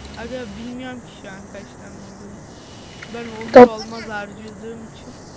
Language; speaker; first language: Turkish; native; Turkish